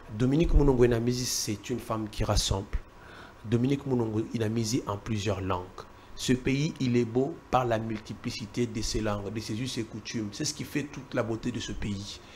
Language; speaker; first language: French; non-native, local second language; Luba-Lulua